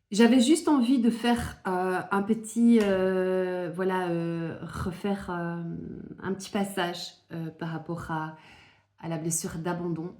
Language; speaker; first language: French; native; French